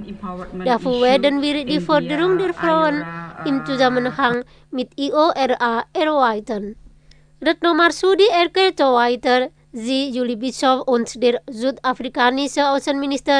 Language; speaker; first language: German; non-native, fluent; Indonesian